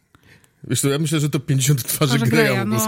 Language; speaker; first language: Polish; native; Polish